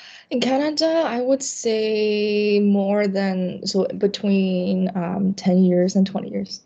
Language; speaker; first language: English; early bilingual, other home language; Chinese